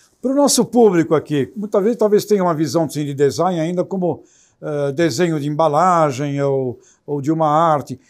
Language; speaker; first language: Portuguese; native; Portuguese